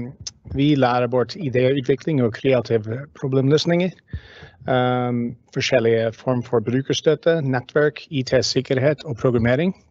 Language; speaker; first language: Norwegian; non-native, fluent; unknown